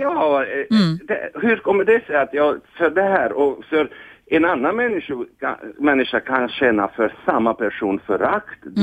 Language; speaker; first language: Swedish; non-native, fluent; Hungarian